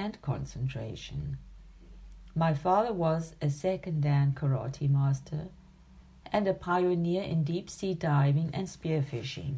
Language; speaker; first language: English; native; English